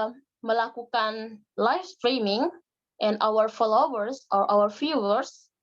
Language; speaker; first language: English; non-native, learner; Indonesian